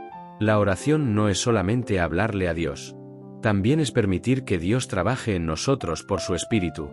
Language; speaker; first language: Spanish; native; Spanish